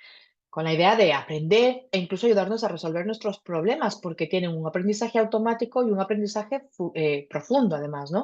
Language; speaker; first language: Spanish; native; Spanish